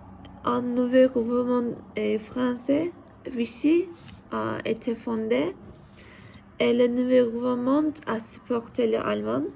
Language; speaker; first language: French; non-native, learner; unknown